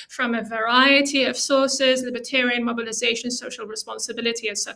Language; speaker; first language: English; non-native, fluent; Arabic